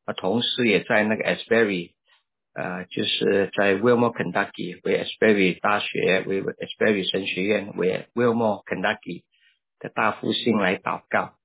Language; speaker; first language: Chinese; native; Chinese